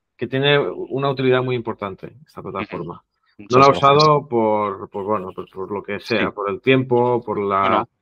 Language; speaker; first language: Spanish; non-native, local second language; Catalan